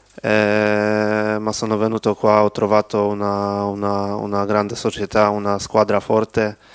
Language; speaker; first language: Italian; non-native, learner; Polish